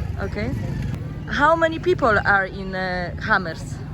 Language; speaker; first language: English; non-native, learner; Polish